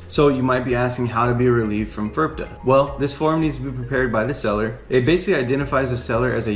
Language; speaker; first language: English; native; English